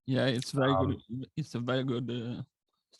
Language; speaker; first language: English; non-native, learner; Swedish